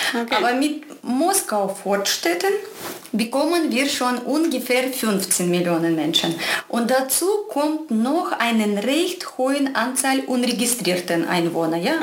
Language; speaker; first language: German; non-native, fluent; Russian